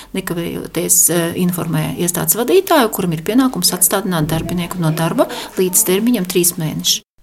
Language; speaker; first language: Latvian; non-native, local second language; Russian